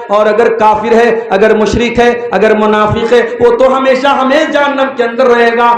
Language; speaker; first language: Urdu; native; Urdu